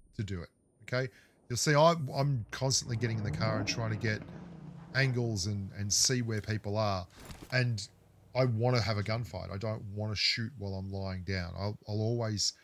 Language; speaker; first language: English; native; English